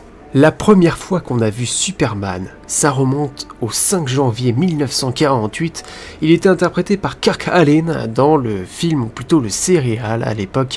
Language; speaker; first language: French; native; French